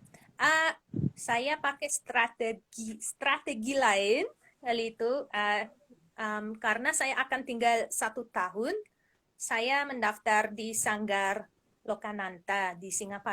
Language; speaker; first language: Indonesian; non-native, fluent; English